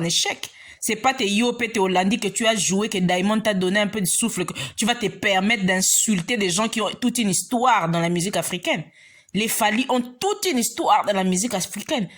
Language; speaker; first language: French; non-native, local second language; Lingala